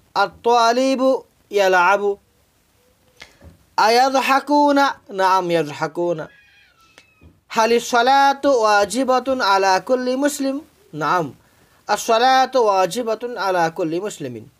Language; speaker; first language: Arabic; non-native, fluent; Urdu